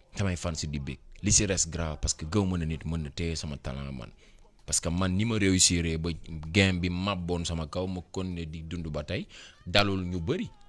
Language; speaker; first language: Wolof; non-native, local second language; Bambara